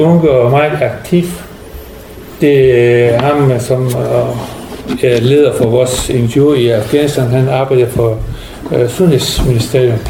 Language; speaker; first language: Danish; non-native, learner; Persian